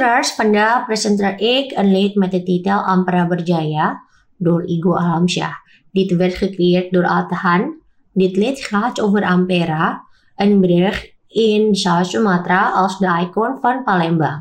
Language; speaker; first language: Dutch; non-native, fluent; Indonesian